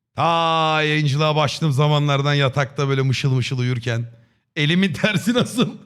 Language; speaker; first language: Turkish; native; Turkish